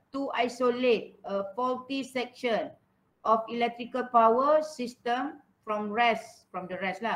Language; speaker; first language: English; non-native, local second language; Malay